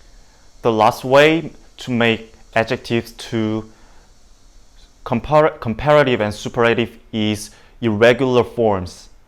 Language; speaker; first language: English; non-native, learner; Indonesian